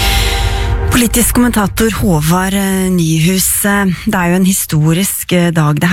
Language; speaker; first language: Norwegian; native; Norwegian